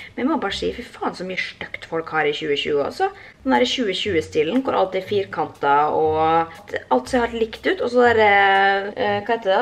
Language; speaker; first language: Norwegian; native; Norwegian